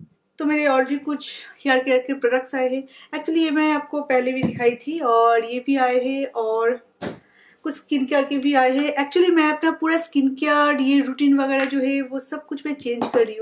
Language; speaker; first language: Hindi; non-native, local second language; Bangla